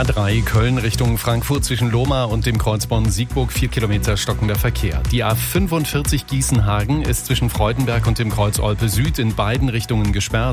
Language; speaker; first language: German; native; German